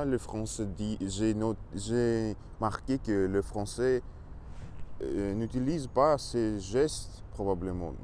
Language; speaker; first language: French; non-native, learner; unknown